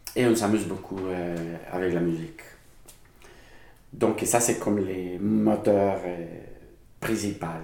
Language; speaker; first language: French; non-native, learner; Spanish